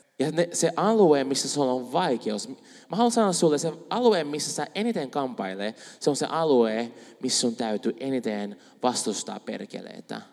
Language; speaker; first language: Finnish; non-native, fluent; Spanish